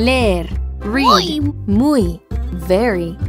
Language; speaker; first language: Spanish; non-native, learner; English